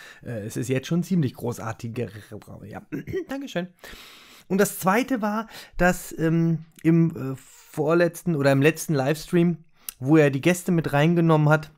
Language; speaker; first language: German; native; German